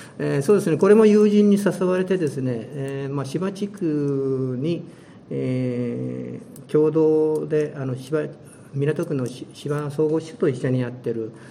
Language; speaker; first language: Japanese; native; Japanese